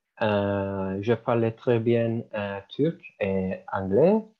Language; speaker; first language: French; non-native, learner; Turkish